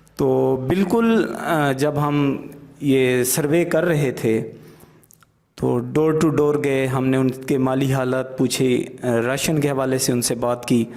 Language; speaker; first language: Urdu; non-native, local second language; Punjabi